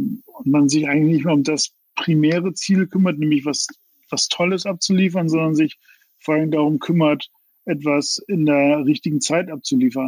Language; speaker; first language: German; native; German